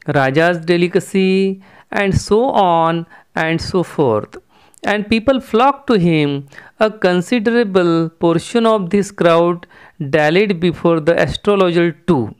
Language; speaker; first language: English; non-native, local second language; Marathi